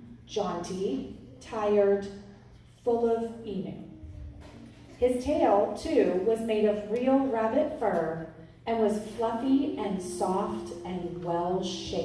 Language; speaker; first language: English; native; English